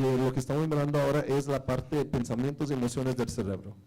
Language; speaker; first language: Spanish; native; Spanish